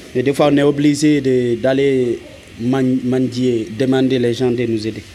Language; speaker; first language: French; non-native, local second language; Fula